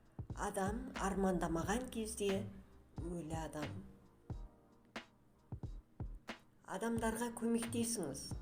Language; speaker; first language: Kazakh; native; Kazakh